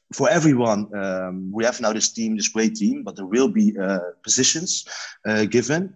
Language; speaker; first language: English; non-native, learner; Dutch